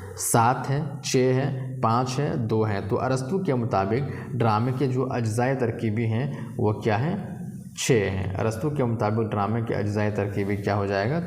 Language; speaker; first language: Hindi; non-native, local second language; Urdu